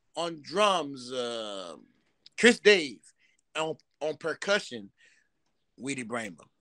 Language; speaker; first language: English; native; English